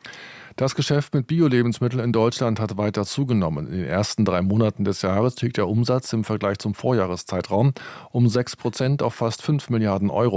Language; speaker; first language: German; native; German